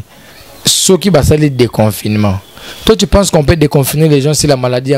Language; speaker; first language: French; non-native, local second language; Lingala